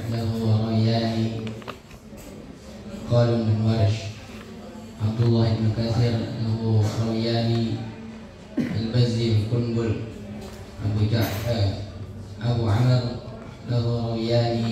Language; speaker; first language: Arabic; non-native, learner; Indonesian